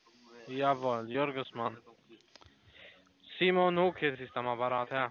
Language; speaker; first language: German; non-native, learner; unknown